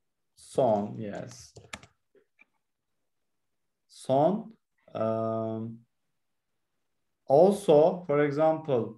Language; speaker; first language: English; non-native, learner; Turkish